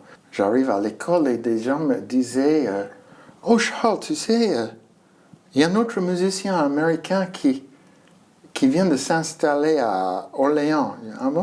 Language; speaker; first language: French; non-native, fluent; English